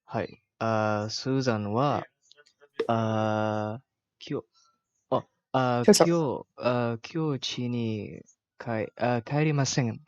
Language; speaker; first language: Japanese; non-native, learner; Malay